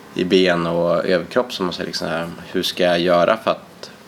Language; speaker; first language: Swedish; native; Swedish